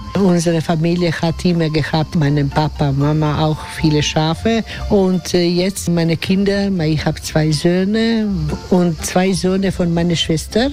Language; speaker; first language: German; non-native, learner; Croatian